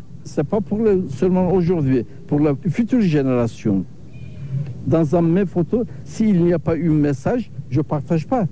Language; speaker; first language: French; non-native, learner; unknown